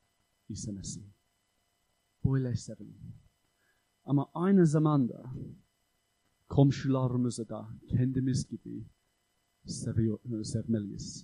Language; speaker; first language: Turkish; non-native, fluent; English